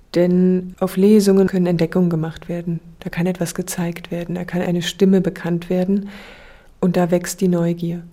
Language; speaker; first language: German; native; German